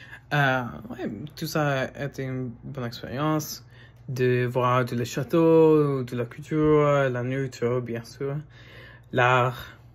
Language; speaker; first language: French; non-native, fluent; English